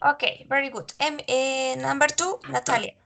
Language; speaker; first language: English; non-native, learner; Spanish